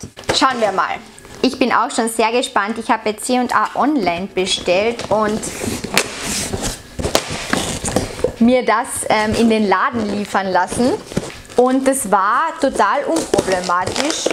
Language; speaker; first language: German; native; German